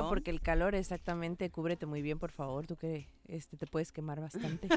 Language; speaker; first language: Spanish; native; Spanish